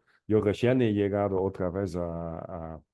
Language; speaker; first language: Spanish; non-native, fluent; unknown